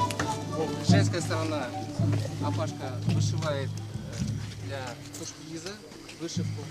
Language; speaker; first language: Russian; non-native, local second language; Kyrgyz